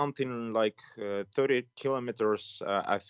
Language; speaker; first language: English; non-native, fluent; Ukrainian